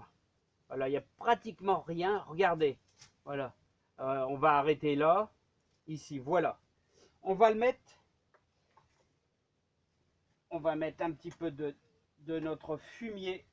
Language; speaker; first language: French; native; French